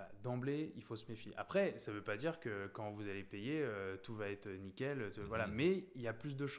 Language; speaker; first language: French; native; French